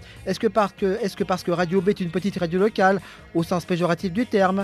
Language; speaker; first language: French; native; French